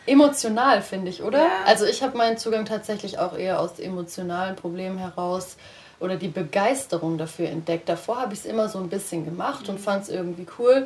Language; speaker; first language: German; native; German